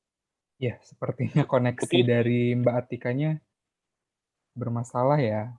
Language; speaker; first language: Indonesian; native; Indonesian